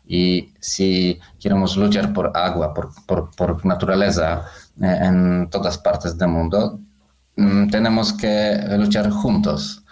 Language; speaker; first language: Spanish; non-native, learner; Polish